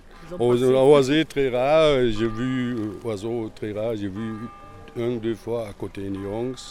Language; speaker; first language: French; non-native, learner; German